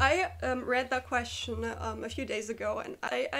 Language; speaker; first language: English; non-native, fluent; German